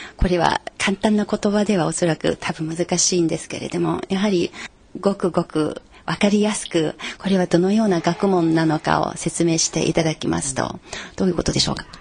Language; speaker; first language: Japanese; non-native, fluent; Chinese